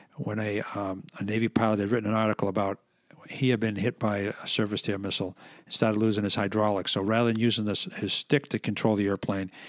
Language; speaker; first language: English; native; English